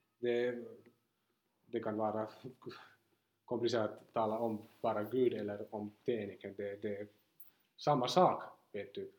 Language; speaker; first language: Swedish; non-native, local second language; Finnish